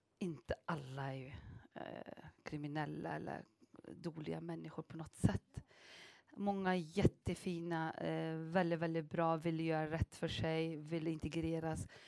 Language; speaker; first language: Swedish; non-native, fluent; Arabic